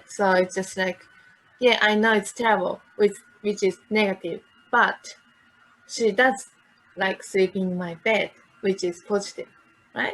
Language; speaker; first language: English; non-native, learner; Japanese